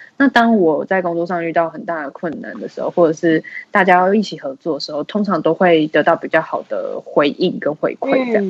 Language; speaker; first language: Chinese; native; Chinese